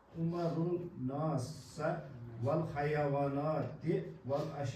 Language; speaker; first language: Arabic; non-native, learner; Kashmiri